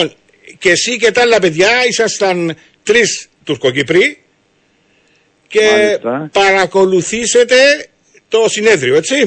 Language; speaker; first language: Greek; native; Greek